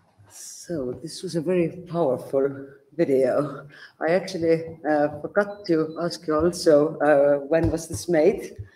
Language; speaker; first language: English; non-native, fluent; Estonian